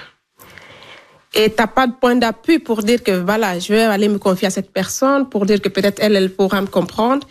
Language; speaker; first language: French; non-native, local second language; Fula